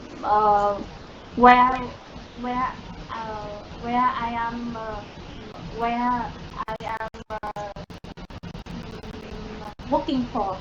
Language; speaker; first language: English; non-native, learner; Vietnamese